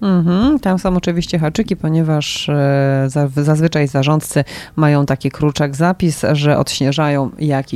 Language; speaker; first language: Polish; native; Polish